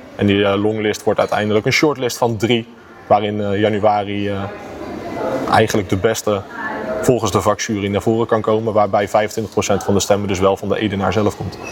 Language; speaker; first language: Dutch; native; Dutch